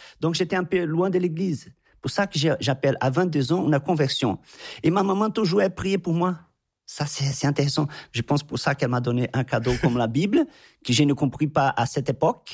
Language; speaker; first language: French; non-native, fluent; Portuguese